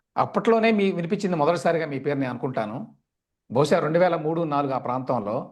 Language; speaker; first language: Telugu; native; Telugu